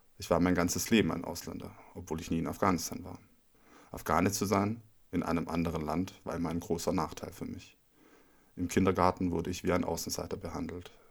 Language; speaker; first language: German; native; German